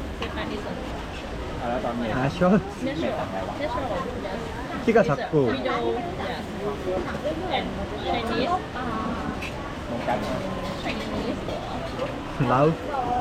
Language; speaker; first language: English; non-native, learner; Korean